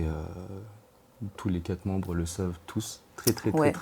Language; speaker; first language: French; native; French